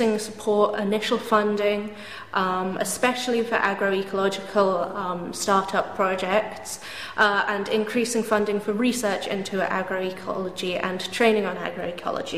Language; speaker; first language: English; native; English